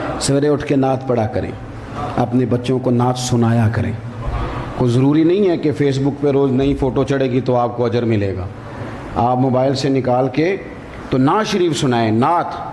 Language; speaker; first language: Urdu; non-native, local second language; Punjabi